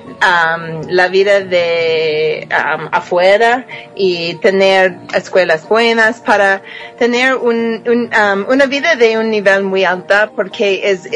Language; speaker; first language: Spanish; non-native, fluent; English